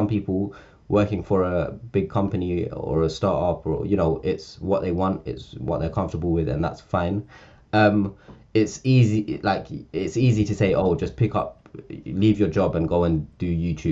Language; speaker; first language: English; native; English